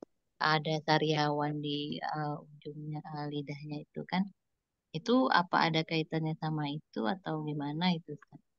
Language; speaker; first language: Malay; native; Malay